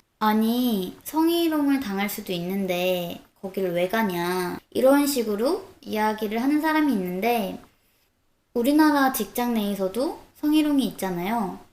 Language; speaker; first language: Korean; native; Korean